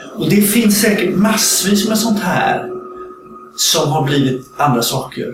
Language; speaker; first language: Swedish; native; Swedish